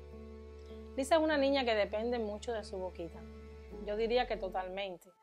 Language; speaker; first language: Spanish; native; Spanish